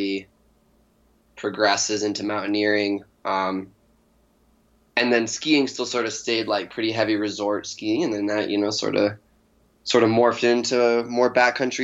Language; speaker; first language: English; native; English